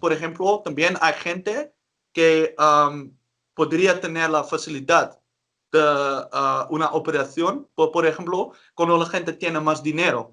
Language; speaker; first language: Spanish; non-native, learner; Dutch